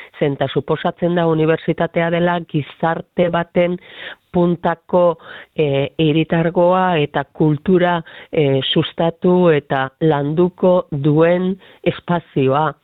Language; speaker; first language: Basque; native; Basque